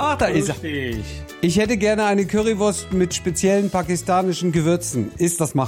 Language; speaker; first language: German; native; German